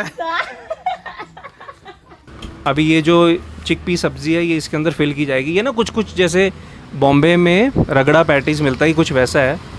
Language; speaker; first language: Hindi; native; Hindi